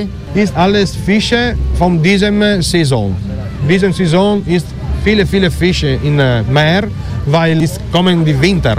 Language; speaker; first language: German; non-native, learner; Italian